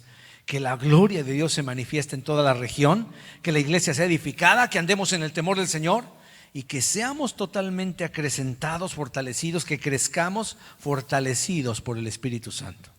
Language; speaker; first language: Spanish; native; Spanish